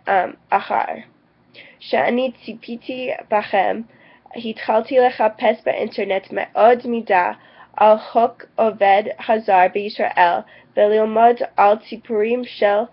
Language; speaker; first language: Hebrew; non-native, learner; English